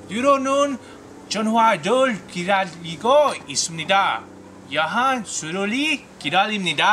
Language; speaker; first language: Korean; non-native, learner; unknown